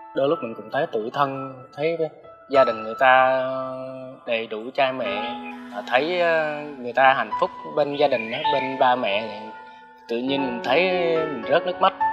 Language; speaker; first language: Vietnamese; non-native, local second language; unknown